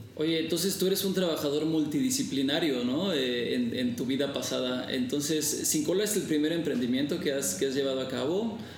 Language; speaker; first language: Spanish; native; Spanish